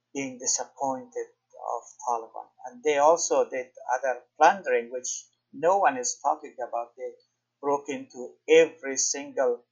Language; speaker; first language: English; non-native, fluent; Persian